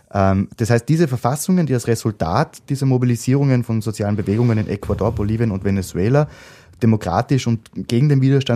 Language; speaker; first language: German; native; German